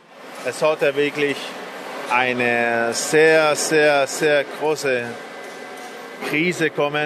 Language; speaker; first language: German; non-native, fluent; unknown